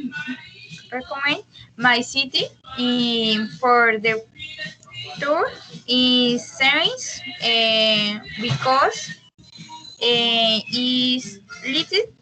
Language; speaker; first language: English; non-native, learner; Spanish